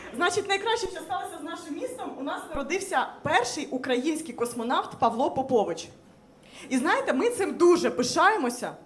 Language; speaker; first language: Ukrainian; native; Ukrainian